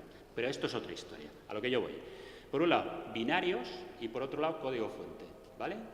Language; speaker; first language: Spanish; native; Spanish